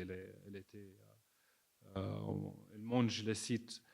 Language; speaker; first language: French; non-native, fluent; Arabic